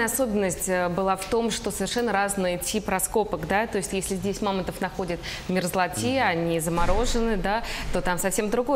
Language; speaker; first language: Russian; native; Russian